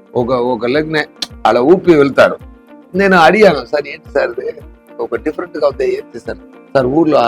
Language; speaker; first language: Telugu; non-native, learner; Tamil